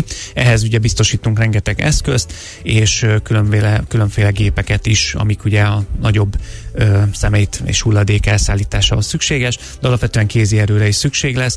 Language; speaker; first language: Hungarian; native; Hungarian